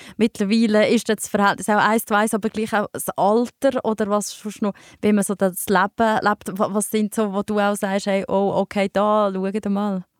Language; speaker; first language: German; native; German